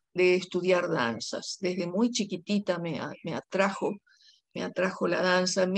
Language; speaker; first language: Spanish; non-native, local second language; Guarani